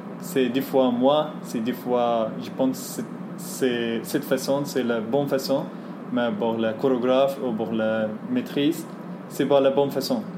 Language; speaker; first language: French; non-native, learner; Arabic